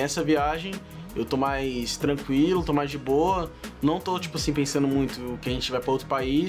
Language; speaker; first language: Portuguese; native; Portuguese